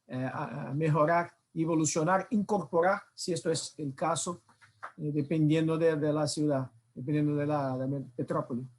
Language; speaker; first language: Spanish; non-native, fluent; Portuguese